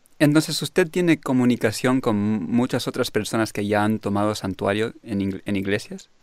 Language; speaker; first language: Spanish; early bilingual, heritage; Spanish